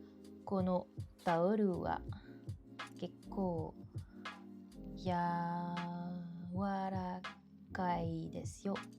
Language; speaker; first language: Japanese; non-native, learner; French